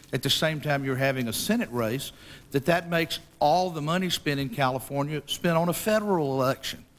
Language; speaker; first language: English; native; English